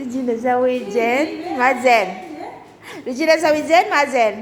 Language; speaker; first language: Arabic; non-native, learner; Filipino